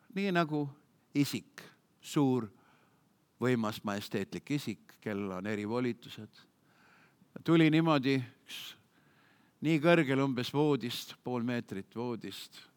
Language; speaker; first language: Estonian; native; Estonian